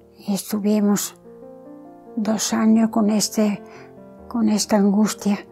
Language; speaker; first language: Spanish; non-native, fluent; Italian